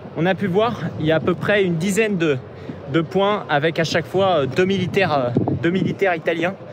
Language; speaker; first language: French; native; French